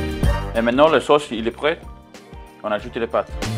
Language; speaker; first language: French; non-native, learner; English